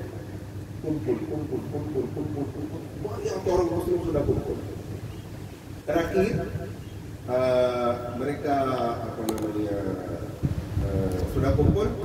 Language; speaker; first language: Indonesian; non-native, fluent; Urdu